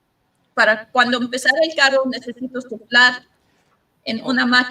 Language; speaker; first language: Spanish; non-native, learner; English